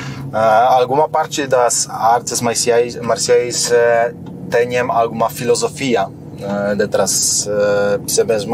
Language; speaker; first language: Portuguese; non-native, fluent; Polish